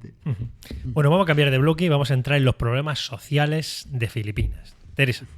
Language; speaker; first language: Spanish; native; Spanish